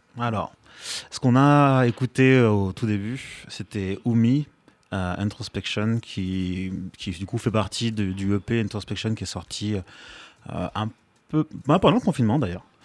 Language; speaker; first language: French; native; French